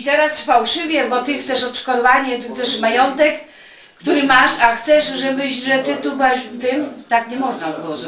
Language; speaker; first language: Polish; native; Polish